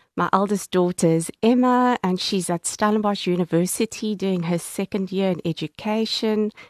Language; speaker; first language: English; native; English